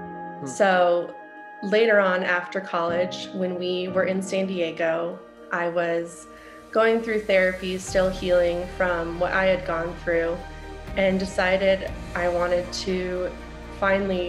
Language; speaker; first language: English; native; English